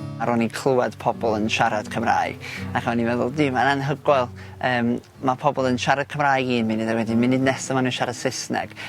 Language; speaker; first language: Welsh; non-native, fluent; English